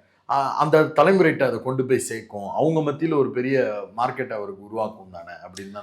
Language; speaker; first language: Tamil; native; Tamil